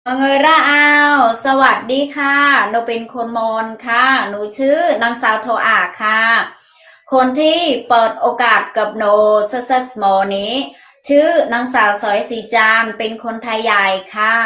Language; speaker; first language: Thai; non-native, learner; Mon